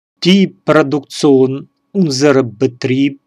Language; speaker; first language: German; non-native, learner; Russian